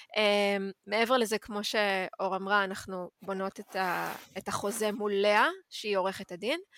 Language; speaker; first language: Hebrew; native; Hebrew